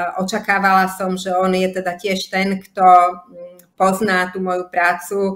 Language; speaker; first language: Slovak; native; Slovak